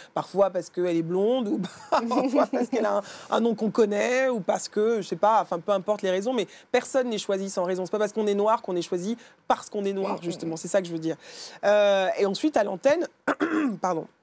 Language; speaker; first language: French; native; French